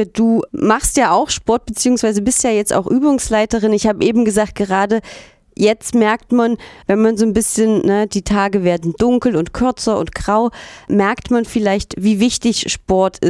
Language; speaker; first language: German; native; German